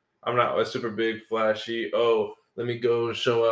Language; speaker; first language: English; native; English